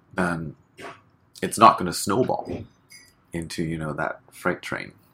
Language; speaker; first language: English; native; English